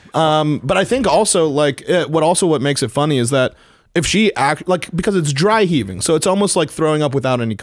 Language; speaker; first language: English; native; English